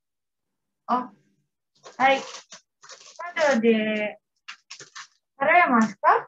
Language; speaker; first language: Japanese; non-native, learner; Indonesian